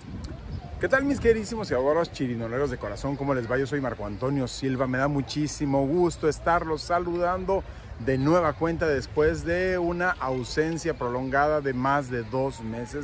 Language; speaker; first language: Spanish; native; Spanish